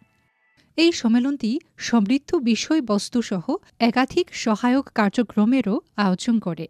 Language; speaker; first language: Bangla; non-native, fluent; Chinese